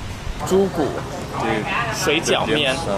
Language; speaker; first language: Chinese; non-native, fluent; English